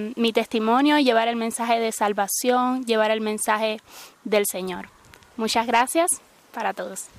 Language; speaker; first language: Spanish; native; Spanish